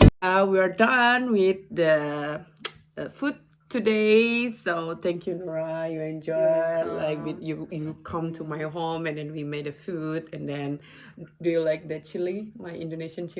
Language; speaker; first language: English; non-native, learner; Indonesian